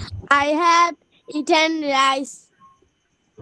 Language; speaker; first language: English; non-native, learner; Bangla